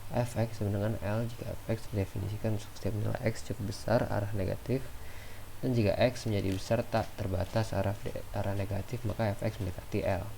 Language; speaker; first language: Indonesian; native; Indonesian